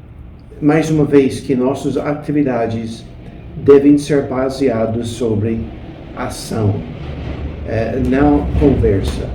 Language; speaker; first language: Portuguese; non-native, fluent; English